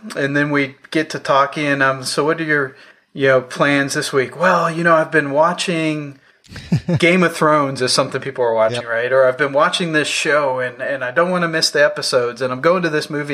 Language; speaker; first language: English; native; English